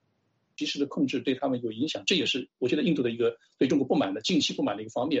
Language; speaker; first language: Chinese; native; Chinese